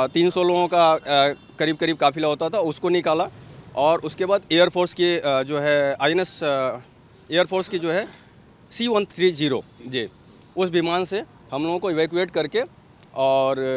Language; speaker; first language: Hindi; native; Hindi